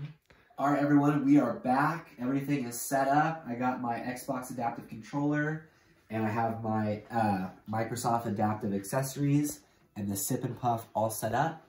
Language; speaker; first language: English; native; English